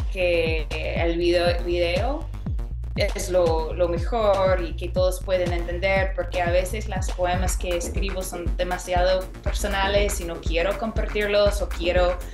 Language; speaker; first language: Spanish; non-native, fluent; English